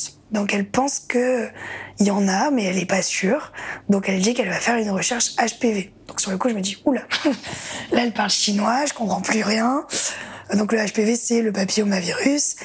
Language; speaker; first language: French; native; French